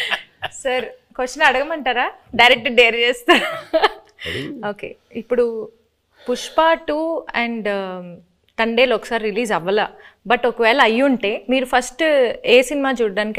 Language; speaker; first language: Telugu; native; Telugu